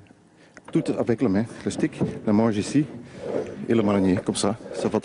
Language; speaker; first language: French; non-native, learner; Dutch